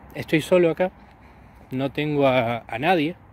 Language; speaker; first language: Spanish; native; Spanish